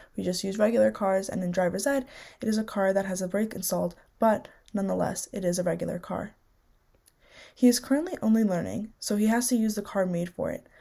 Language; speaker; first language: English; native; English